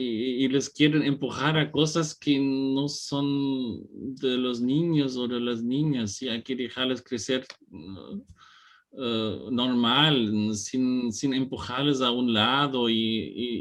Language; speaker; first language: Spanish; non-native, fluent; German